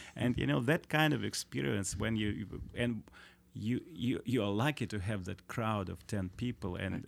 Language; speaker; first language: English; non-native, fluent; Russian